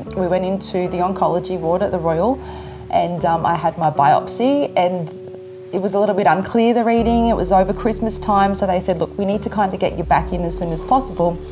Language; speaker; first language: English; native; English